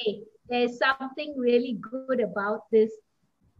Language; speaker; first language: English; native; English